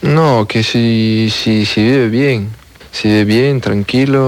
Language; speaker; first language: Spanish; non-native, learner; French